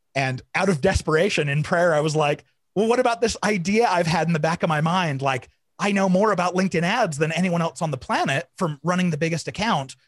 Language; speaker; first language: English; native; English